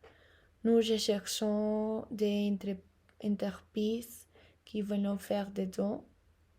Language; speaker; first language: French; non-native, learner; Spanish